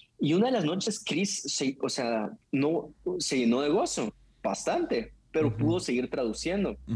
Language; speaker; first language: Spanish; native; Spanish